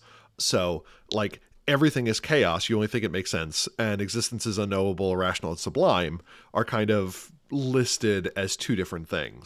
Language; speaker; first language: English; native; English